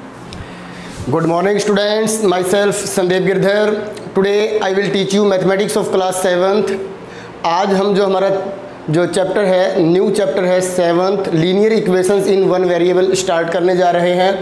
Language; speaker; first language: Hindi; native; Hindi